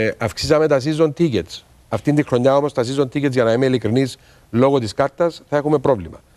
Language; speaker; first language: Greek; native; Greek